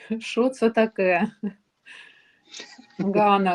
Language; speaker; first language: Ukrainian; non-native, learner; Russian